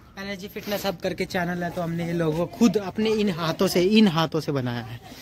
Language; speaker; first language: Hindi; native; Hindi